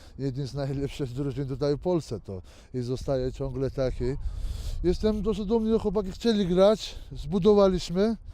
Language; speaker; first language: Polish; non-native, learner; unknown